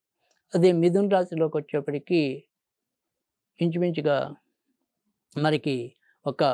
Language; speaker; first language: Telugu; native; Telugu